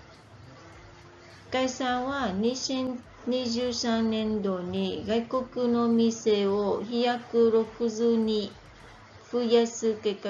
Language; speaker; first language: Japanese; non-native, learner; Vietnamese